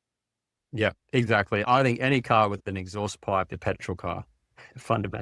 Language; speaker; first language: English; native; English